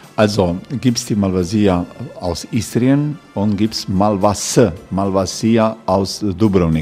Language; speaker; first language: German; non-native, learner; Croatian